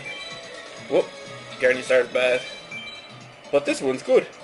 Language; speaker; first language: English; native; English